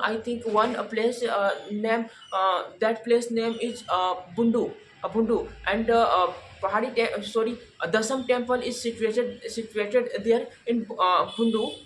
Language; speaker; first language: English; non-native, learner; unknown